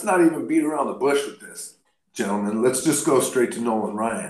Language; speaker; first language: English; native; English